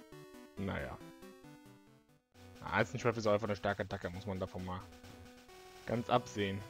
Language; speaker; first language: German; native; German